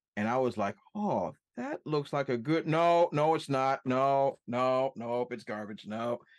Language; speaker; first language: English; native; English